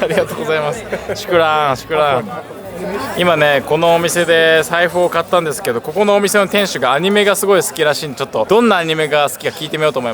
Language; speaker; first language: Japanese; native; Japanese